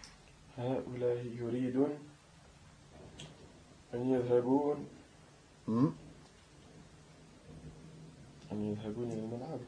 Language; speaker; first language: Arabic; non-native, learner; French